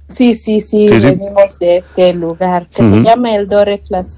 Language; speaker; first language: Spanish; non-native, learner; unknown